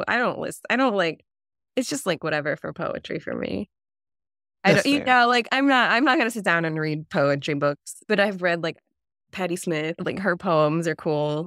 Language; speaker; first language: English; native; English